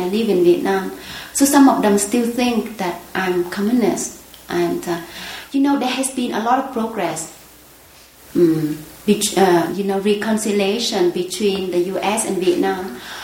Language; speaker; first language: English; non-native, fluent; Vietnamese